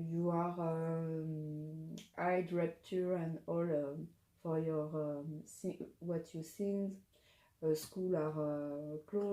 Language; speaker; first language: English; non-native, learner; French